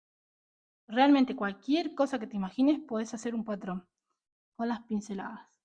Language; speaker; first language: Spanish; native; Spanish